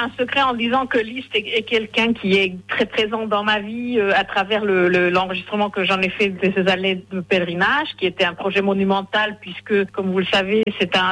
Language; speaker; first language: French; non-native, fluent; Hungarian